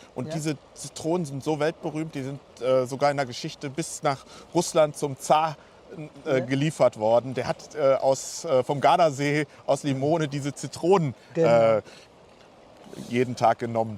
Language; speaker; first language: German; native; German